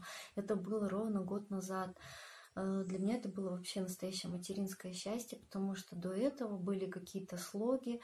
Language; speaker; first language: Russian; native; Russian